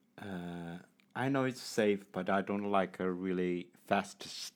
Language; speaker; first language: English; non-native, learner; Chinese